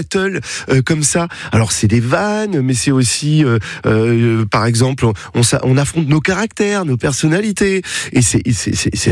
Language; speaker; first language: French; native; French